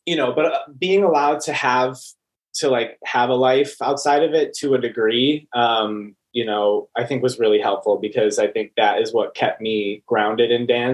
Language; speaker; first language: English; native; English